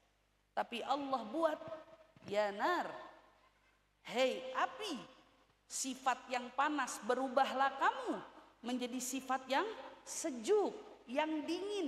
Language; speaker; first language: Indonesian; native; Indonesian